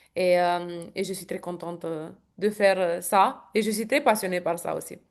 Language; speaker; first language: French; non-native, fluent; Romanian